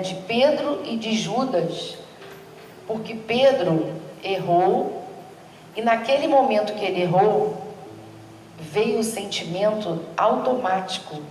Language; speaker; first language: Portuguese; native; Portuguese